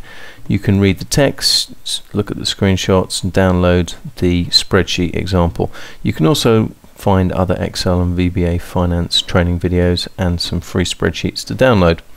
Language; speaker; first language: English; native; English